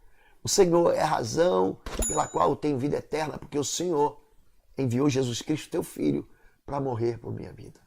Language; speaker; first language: Portuguese; native; Portuguese